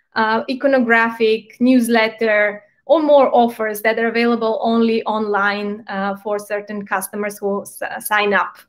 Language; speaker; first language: English; non-native, fluent; Bulgarian